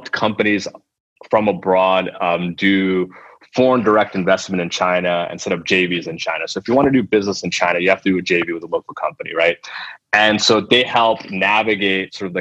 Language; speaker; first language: English; early bilingual, other home language; Telugu